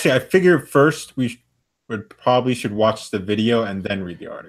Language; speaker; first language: English; native; English